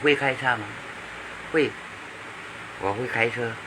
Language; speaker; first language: Chinese; non-native, learner; Hakka Chinese